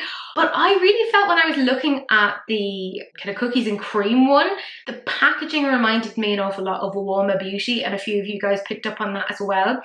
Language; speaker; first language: English; native; English